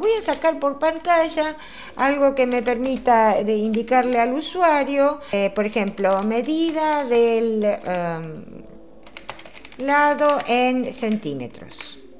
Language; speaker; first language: Spanish; native; Spanish